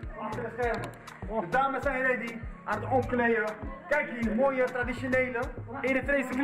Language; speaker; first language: Dutch; native; Dutch